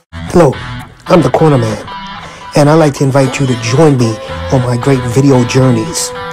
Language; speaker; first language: English; early bilingual, other home language; Spanish